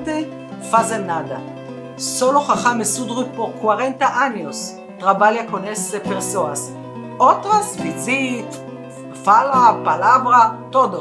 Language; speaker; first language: Portuguese; non-native, learner; Spanish